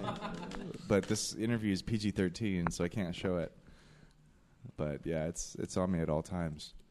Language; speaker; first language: English; native; English